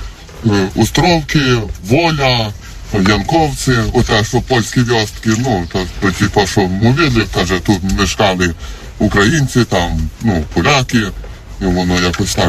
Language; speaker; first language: Polish; non-native, learner; Ukrainian